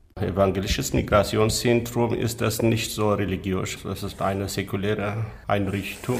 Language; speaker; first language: German; non-native, learner; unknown